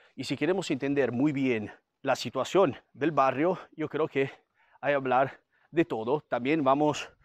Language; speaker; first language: Spanish; non-native, fluent; Italian